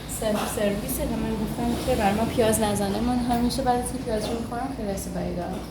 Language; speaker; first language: Persian; native; Persian